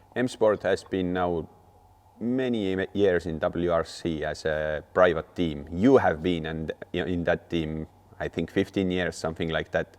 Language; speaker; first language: English; non-native, fluent; Estonian